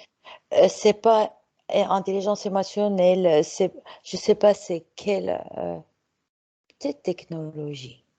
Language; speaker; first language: French; non-native, fluent; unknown